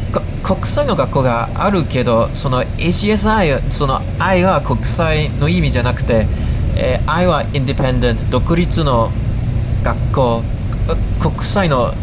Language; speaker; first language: Japanese; non-native, fluent; English